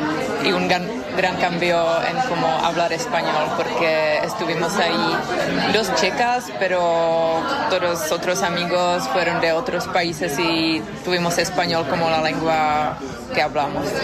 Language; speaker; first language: Spanish; non-native, fluent; Czech